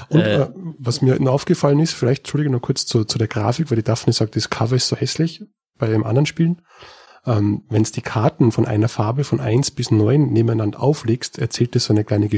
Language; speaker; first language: German; native; German